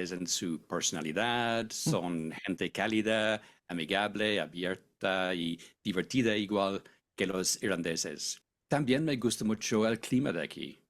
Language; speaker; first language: Spanish; non-native, fluent; English